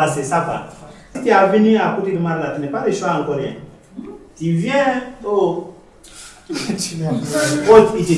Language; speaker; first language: French; non-native, learner; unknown